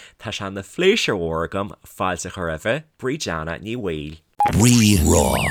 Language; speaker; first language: Irish; native; Irish